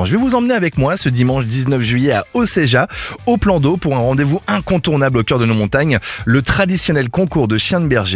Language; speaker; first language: French; native; French